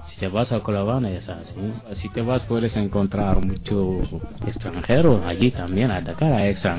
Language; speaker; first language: Spanish; non-native, learner; French